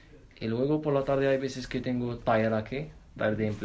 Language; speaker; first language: Spanish; non-native, learner; Arabic